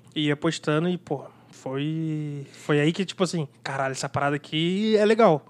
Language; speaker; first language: Portuguese; native; Portuguese